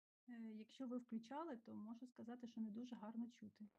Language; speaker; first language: Ukrainian; native; Ukrainian